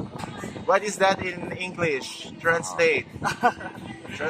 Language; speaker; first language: English; non-native, local second language; Iloko